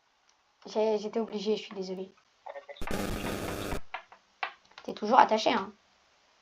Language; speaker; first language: French; native; French